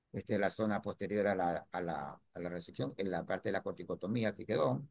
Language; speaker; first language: Spanish; native; Spanish